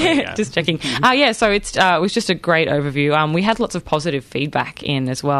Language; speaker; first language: English; native; English